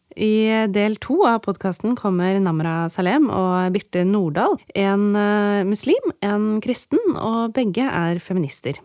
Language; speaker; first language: Norwegian; native; Norwegian